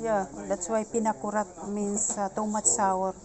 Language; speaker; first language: English; non-native, local second language; Filipino